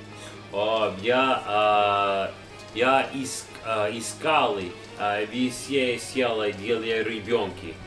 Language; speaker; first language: Russian; non-native, learner; English